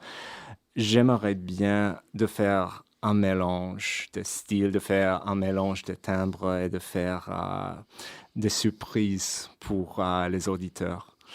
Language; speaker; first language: French; non-native, fluent; English